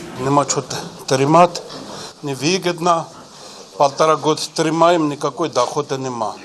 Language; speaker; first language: Russian; non-native, learner; Armenian